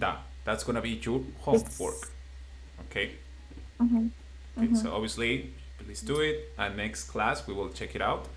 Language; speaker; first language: English; non-native, fluent; Spanish